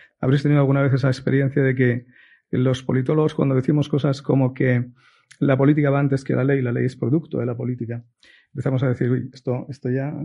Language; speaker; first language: Spanish; native; Spanish